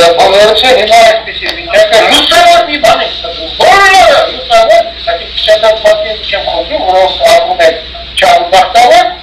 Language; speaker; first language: Armenian; early bilingual, heritage; Armenian